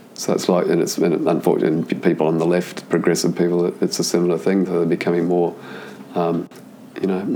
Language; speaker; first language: English; native; English